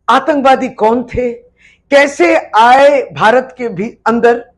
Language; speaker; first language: Hindi; non-native, local second language; Bangla